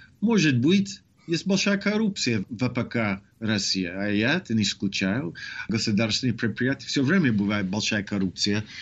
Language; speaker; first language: Russian; non-native, fluent; English